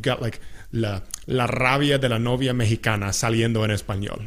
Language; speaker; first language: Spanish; non-native, local second language; English